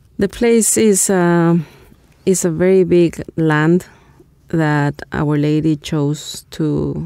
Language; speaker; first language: English; non-native, fluent; Spanish